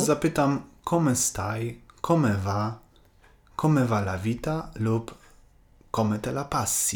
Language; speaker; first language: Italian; non-native, learner; Polish